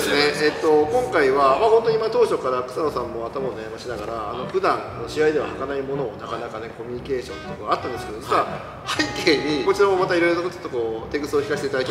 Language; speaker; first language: Japanese; native; Japanese